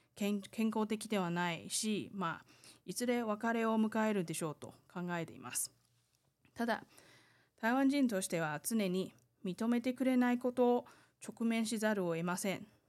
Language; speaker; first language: Japanese; non-native, fluent; Chinese